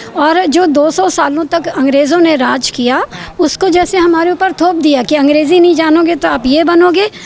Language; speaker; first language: Hindi; native; Hindi